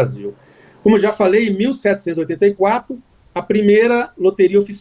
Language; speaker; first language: Portuguese; native; Portuguese